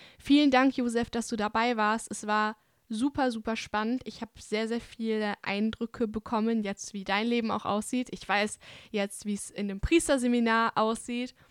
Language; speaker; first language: German; native; German